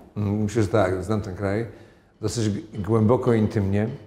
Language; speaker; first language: Polish; native; Polish